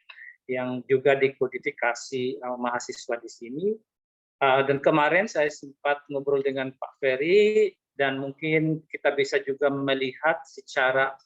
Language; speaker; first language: Indonesian; non-native, fluent; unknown